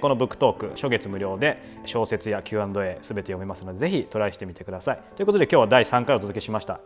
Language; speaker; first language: Japanese; native; Japanese